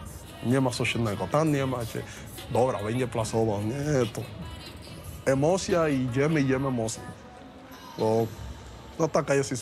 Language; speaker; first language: Polish; non-native, learner; Spanish